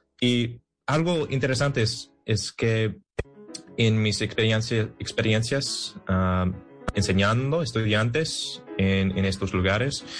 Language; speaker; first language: Spanish; non-native, fluent; English